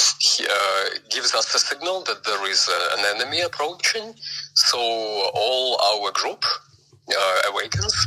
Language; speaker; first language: English; non-native, fluent; Ukrainian